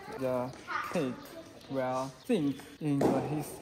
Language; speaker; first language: English; non-native, fluent; Chinese